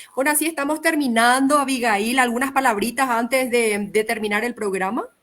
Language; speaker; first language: Spanish; native; Spanish